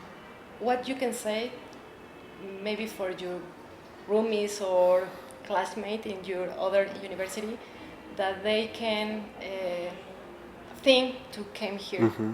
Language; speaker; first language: English; non-native, learner; Spanish